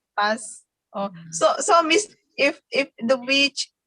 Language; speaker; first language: English; non-native, learner; Indonesian